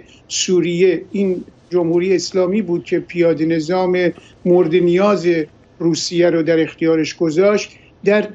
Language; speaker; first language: Persian; native; Persian